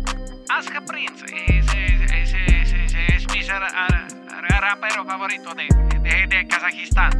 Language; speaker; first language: Spanish; non-native, learner; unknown